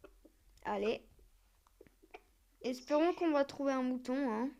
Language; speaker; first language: French; native; French